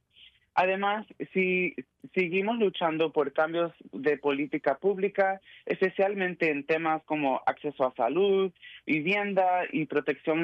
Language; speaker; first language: Spanish; early bilingual, heritage; Spanish